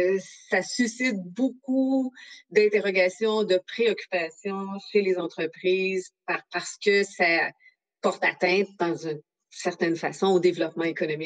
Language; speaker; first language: French; native; French